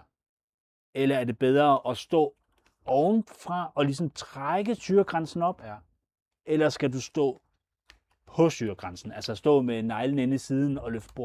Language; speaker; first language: Danish; native; Danish